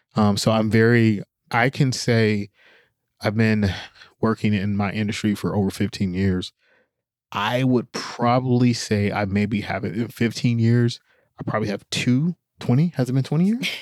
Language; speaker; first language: English; native; English